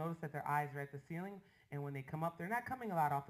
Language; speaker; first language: English; native; English